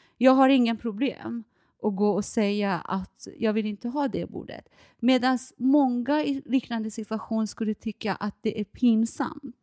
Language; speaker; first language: Swedish; non-native, fluent; Persian